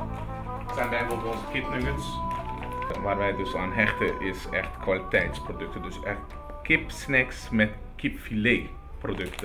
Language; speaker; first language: Dutch; early bilingual, other home language; Turkish